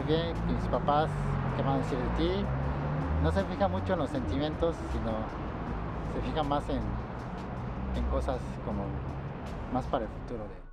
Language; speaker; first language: Spanish; native; Spanish